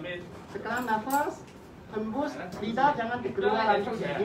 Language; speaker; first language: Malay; non-native, local second language; Cantonese